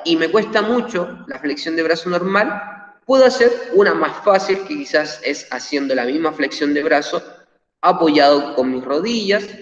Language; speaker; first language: Spanish; native; Spanish